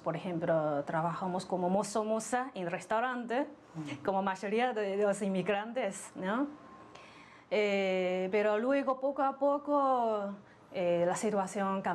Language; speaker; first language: Spanish; non-native, fluent; Chinese